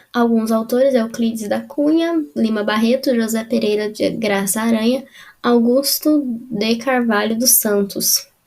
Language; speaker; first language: Portuguese; native; Portuguese